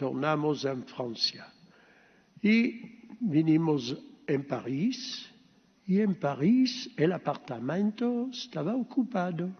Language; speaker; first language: Spanish; early bilingual, heritage; Ladino